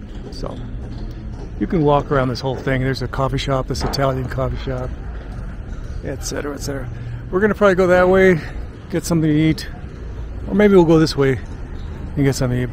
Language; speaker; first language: English; early bilingual, other home language; Spanish